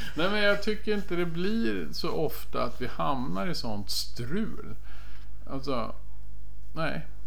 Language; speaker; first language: Swedish; native; Swedish